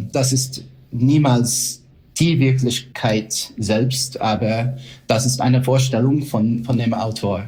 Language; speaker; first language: German; non-native, fluent; English